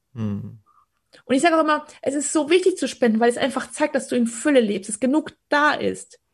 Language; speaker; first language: German; early bilingual, other home language; Polish